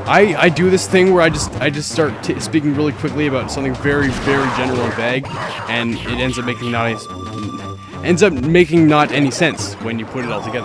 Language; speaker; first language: English; native; English